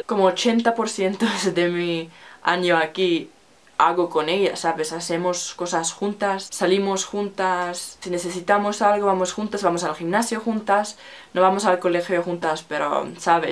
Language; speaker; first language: Spanish; non-native, learner; Finnish